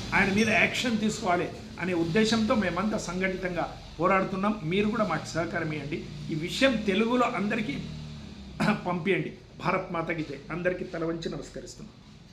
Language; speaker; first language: Telugu; non-native, local second language; Kannada